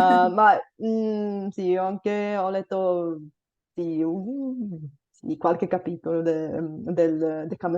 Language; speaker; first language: Italian; non-native, fluent; Bulgarian